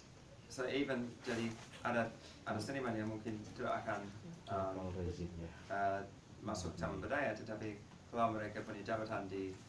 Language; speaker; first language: Indonesian; non-native, fluent; English